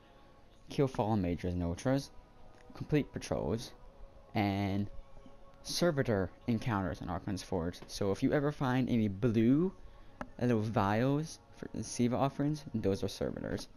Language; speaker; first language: English; native; English